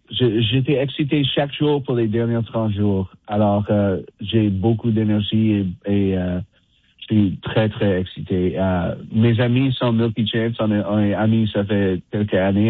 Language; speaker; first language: French; non-native, learner; English